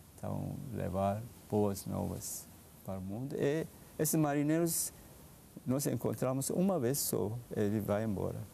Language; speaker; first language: Portuguese; non-native, fluent; Persian